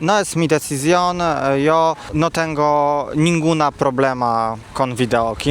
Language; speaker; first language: Spanish; non-native, learner; Polish